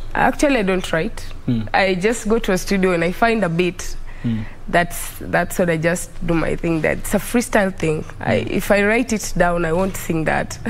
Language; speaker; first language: English; non-native, local second language; Luo (Kenya and Tanzania)